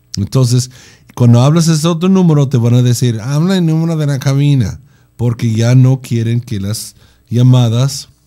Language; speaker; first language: Spanish; non-native, fluent; English